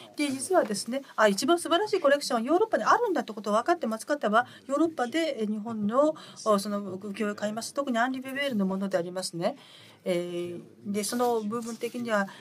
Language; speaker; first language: Japanese; non-native, fluent; French